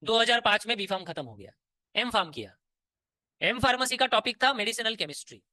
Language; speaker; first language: Hindi; non-native, local second language; Marathi